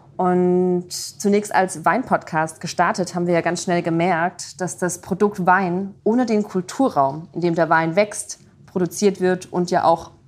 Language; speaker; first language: German; native; German